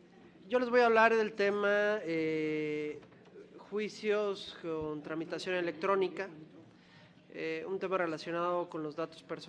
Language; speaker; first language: Spanish; native; Spanish